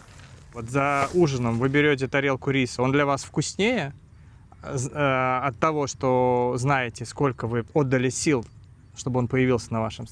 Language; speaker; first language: Russian; native; Russian